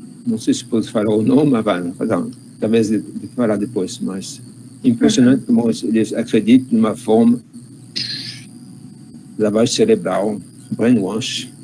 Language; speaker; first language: Portuguese; non-native, fluent; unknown